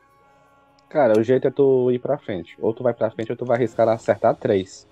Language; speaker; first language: Portuguese; native; Portuguese